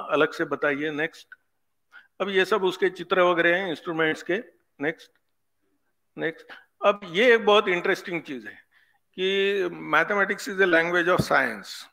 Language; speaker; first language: Hindi; non-native, local second language; Marathi